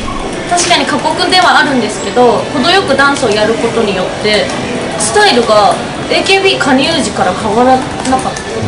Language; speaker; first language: Japanese; native; Japanese